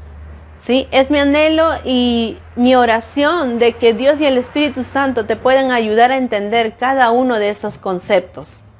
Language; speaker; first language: Spanish; native; Spanish